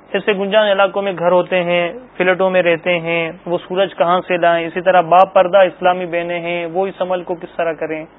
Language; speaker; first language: Urdu; native; Urdu